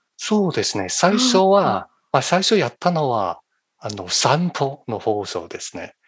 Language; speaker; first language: Japanese; non-native, fluent; Chinese